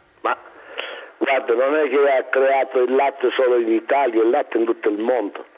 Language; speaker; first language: Italian; native; Italian